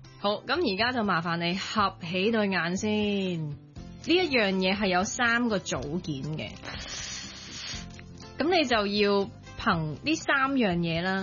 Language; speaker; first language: Cantonese; native; Cantonese